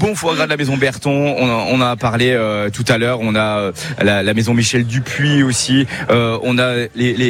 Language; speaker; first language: French; native; French